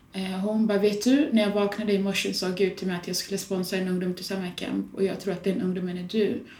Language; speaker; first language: Swedish; early bilingual, other home language; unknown